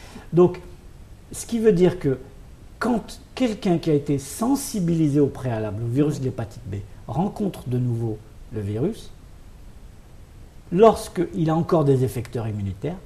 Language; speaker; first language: French; non-native, local second language; Arabic